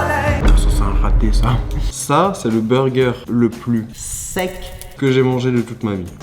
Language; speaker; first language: French; native; French